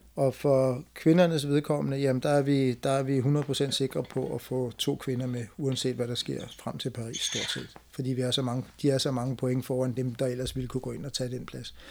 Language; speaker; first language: Danish; native; Danish